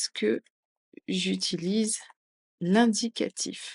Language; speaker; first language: French; native; French